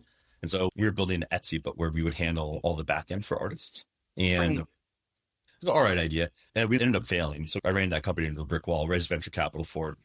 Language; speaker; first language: English; native; English